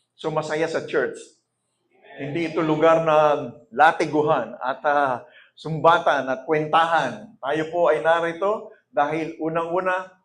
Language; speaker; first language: Filipino; native; Filipino